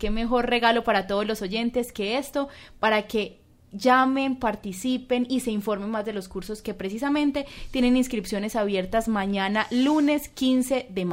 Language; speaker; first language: Spanish; native; Spanish